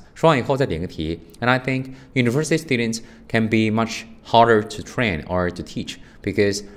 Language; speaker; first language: English; non-native, fluent; Chinese